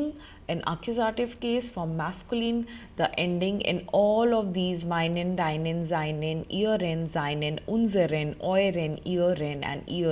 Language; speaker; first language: German; non-native, fluent; Hindi